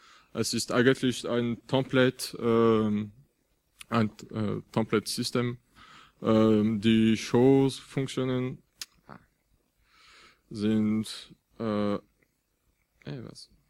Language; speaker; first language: German; non-native, fluent; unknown